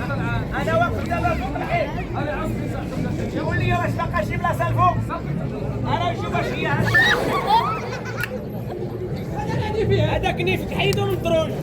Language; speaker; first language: Arabic; native; Arabic